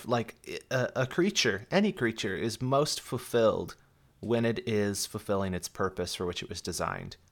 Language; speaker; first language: English; native; English